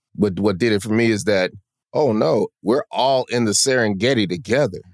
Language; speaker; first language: English; native; English